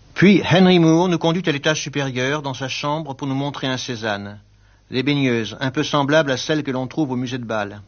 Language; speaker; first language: French; native; French